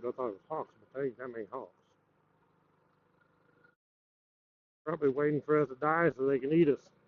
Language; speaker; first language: English; native; English